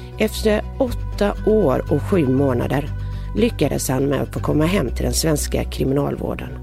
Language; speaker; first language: Swedish; native; Swedish